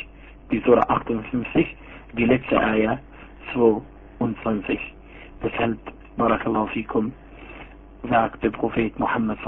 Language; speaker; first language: German; non-native, fluent; Arabic